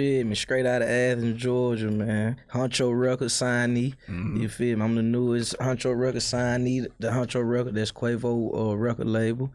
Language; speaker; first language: English; native; English